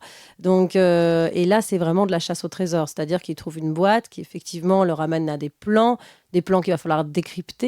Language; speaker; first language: French; native; French